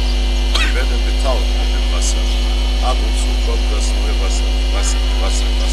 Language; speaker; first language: German; non-native, fluent; Arabic